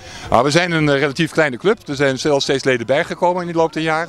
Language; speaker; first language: Dutch; native; Dutch